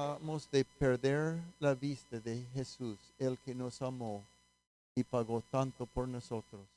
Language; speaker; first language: Spanish; non-native, fluent; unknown